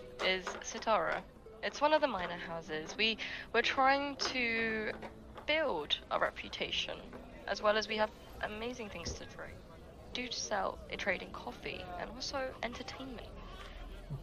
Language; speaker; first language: English; native; English